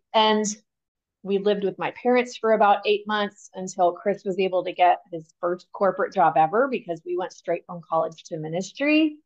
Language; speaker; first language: English; native; English